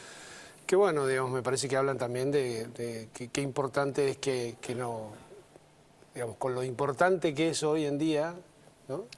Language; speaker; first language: Spanish; native; Spanish